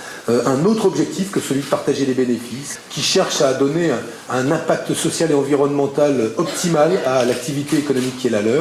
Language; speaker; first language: French; native; French